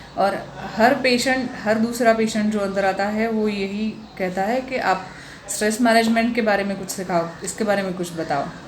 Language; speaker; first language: Hindi; non-native, local second language; Marathi